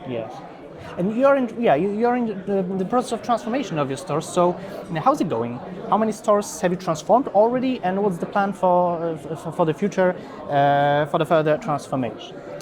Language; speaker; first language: English; non-native, fluent; Polish